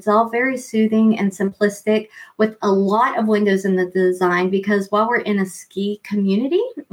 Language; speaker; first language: English; native; English